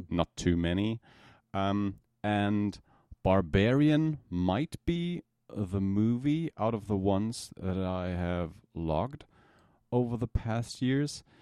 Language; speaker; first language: English; non-native, fluent; German